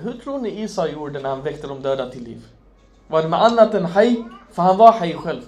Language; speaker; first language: Swedish; non-native, fluent; Arabic